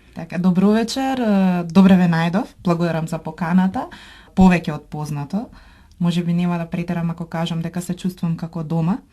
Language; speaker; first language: Macedonian; native; Macedonian